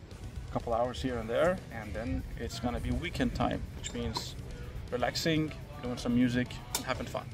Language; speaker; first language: English; non-native, fluent; Persian